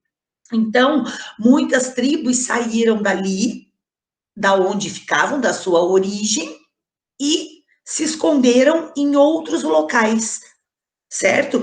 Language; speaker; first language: Portuguese; native; Portuguese